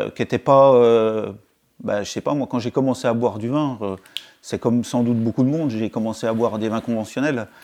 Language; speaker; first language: French; native; French